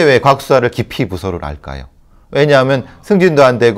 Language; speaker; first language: Korean; native; Korean